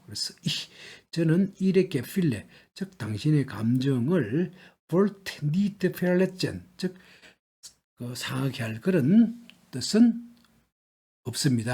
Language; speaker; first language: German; non-native, learner; Korean